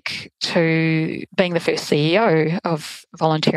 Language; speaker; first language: English; native; English